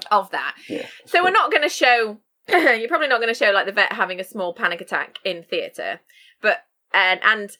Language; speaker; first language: English; native; English